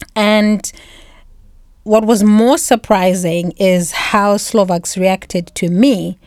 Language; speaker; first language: English; non-native, local second language; Shona